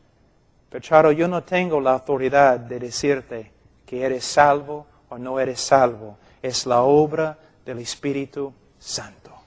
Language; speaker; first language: Spanish; non-native, fluent; English